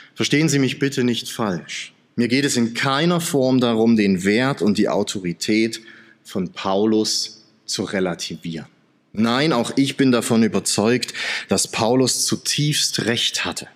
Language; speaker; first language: German; native; German